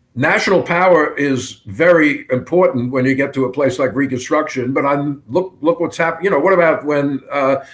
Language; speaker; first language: English; native; English